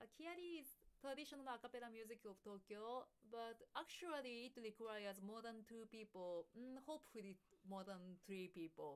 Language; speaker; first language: English; non-native, fluent; Japanese